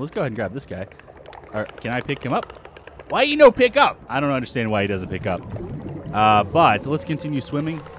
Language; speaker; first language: English; native; English